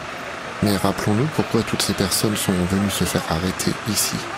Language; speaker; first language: French; native; French